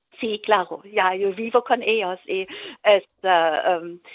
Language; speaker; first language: Spanish; non-native, learner; German